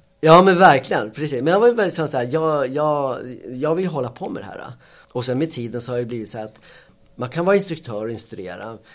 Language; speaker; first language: Swedish; early bilingual, other home language; Spanish